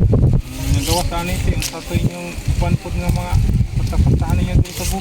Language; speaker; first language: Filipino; non-native, local second language; Cebuano